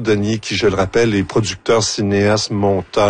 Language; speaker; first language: French; native; French